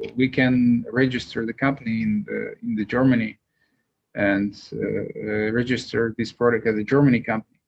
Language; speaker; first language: English; non-native, fluent; Russian